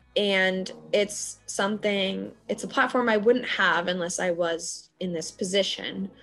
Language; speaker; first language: English; native; English